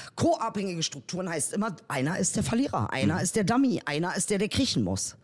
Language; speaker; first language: German; native; German